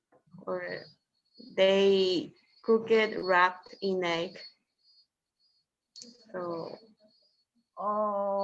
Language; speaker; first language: English; non-native, fluent; Spanish